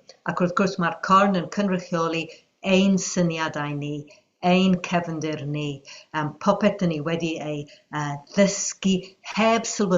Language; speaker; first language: Welsh; non-native, fluent; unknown